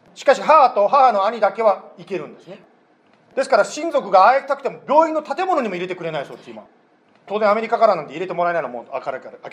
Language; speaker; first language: Japanese; native; Japanese